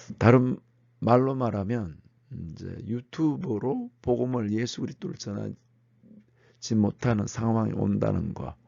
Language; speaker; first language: Korean; native; Korean